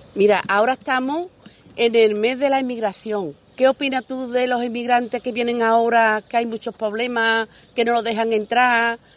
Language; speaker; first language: Spanish; native; Spanish